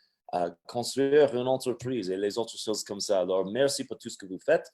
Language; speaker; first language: French; non-native, fluent; English